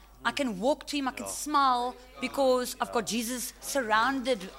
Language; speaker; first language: English; non-native, local second language; Afrikaans